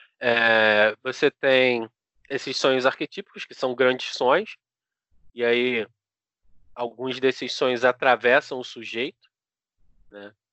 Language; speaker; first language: Portuguese; native; Portuguese